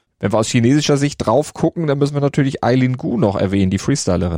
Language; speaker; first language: German; native; German